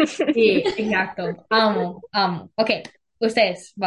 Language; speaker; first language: Spanish; non-native, learner; English